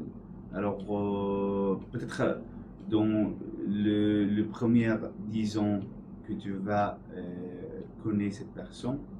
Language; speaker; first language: French; non-native, learner; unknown